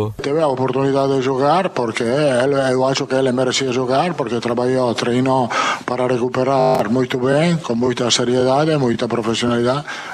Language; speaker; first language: Portuguese; non-native, fluent; Italian